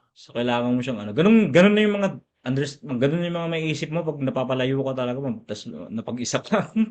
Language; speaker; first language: Filipino; non-native, local second language; Cebuano